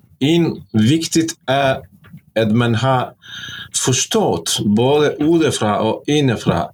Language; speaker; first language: Norwegian; non-native, fluent; Bosnian